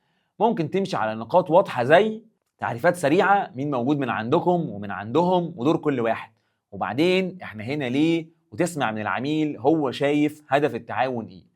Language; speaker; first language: Arabic; native; Arabic